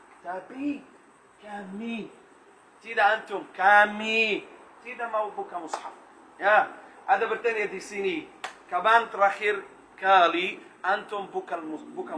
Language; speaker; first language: Indonesian; non-native, learner; Arabic